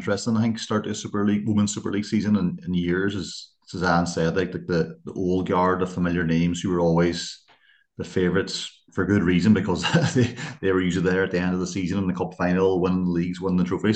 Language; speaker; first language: English; native; English